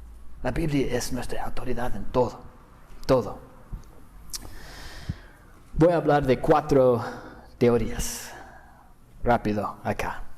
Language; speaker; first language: Spanish; non-native, fluent; English